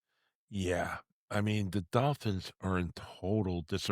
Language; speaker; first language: English; native; English